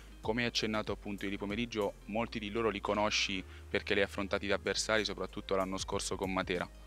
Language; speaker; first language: Italian; native; Italian